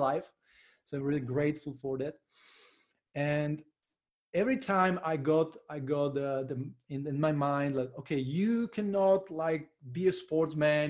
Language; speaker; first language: English; non-native, fluent; Slovak